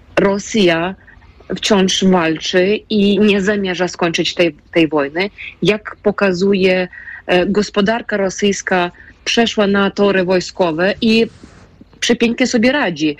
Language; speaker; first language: Polish; non-native, fluent; Ukrainian